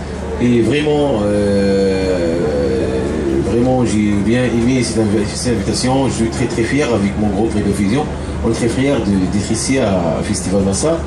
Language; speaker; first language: French; non-native, fluent; Tachelhit